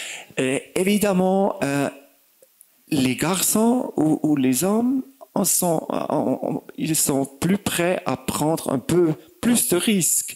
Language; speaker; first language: French; non-native, fluent; German